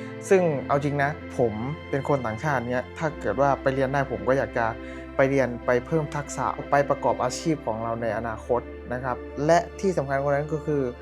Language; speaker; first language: Thai; non-native, fluent; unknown